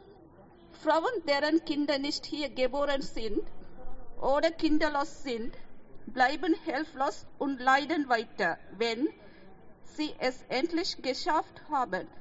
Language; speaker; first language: German; non-native, fluent; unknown